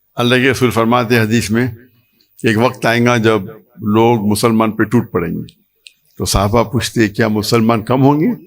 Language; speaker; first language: Urdu; non-native, local second language; Konkani